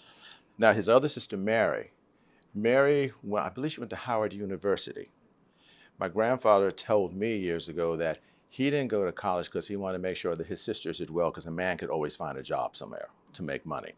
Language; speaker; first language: English; native; English